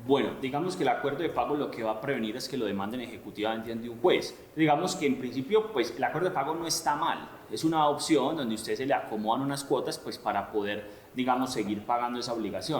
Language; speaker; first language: Spanish; native; Spanish